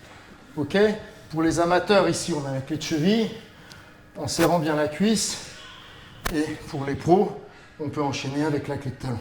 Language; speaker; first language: French; native; French